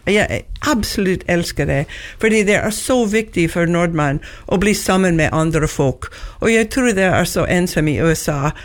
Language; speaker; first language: Norwegian; non-native, learner; English